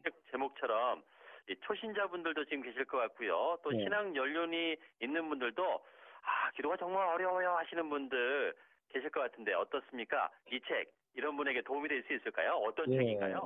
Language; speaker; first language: Korean; native; Korean